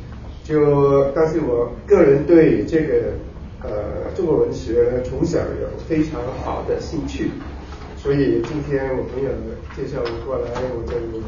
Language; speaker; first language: Chinese; non-native, local second language; Cantonese